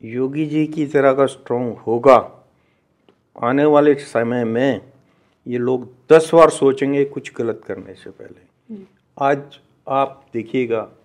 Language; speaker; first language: Hindi; native; Hindi